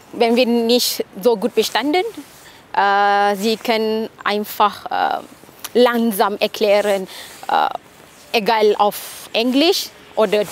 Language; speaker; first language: German; non-native, learner; Malay